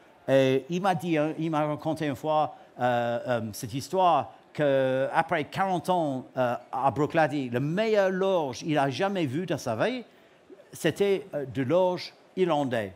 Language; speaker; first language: French; non-native, learner; English